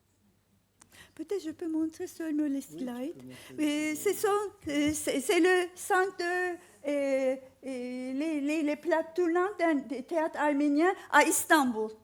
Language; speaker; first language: French; non-native, fluent; Turkish